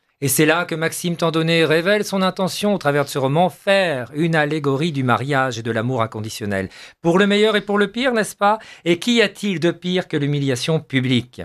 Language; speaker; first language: French; native; French